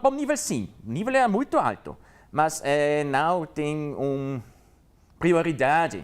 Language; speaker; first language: Portuguese; non-native, learner; German